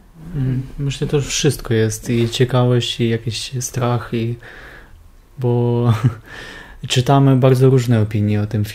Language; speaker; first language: Polish; non-native, fluent; Ukrainian